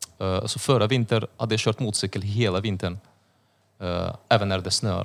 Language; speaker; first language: Swedish; non-native, fluent; Russian